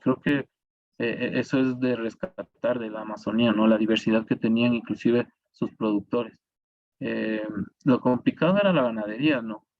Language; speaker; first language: Spanish; native; Spanish